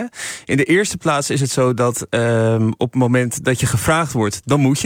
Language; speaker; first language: Dutch; native; Dutch